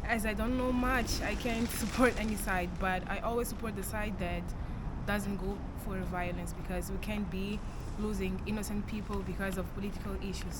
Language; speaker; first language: English; non-native, fluent; Korean